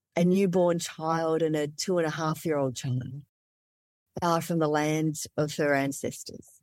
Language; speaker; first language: English; native; English